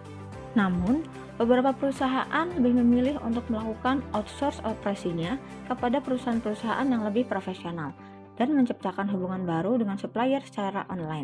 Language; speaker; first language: Indonesian; native; Indonesian